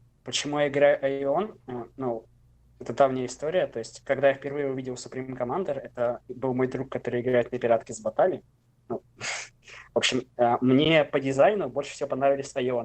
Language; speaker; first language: Russian; native; Russian